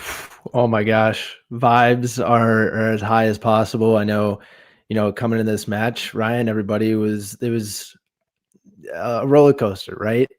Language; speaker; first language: English; native; English